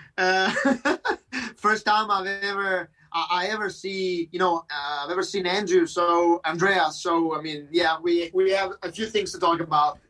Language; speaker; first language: English; non-native, fluent; Italian